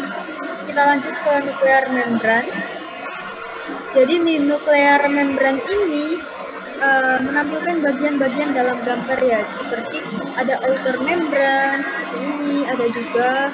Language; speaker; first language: Indonesian; native; Indonesian